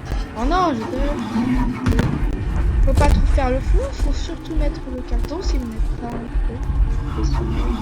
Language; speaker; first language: French; native; French